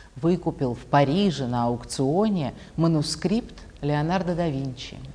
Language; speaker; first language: Russian; native; Russian